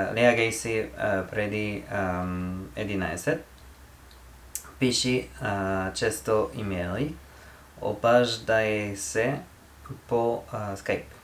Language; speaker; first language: Bulgarian; non-native, learner; English